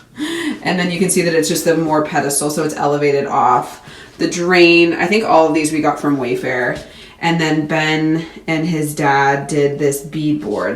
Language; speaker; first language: English; native; English